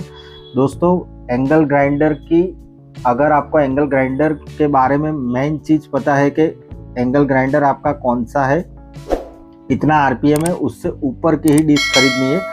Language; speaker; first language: Hindi; native; Hindi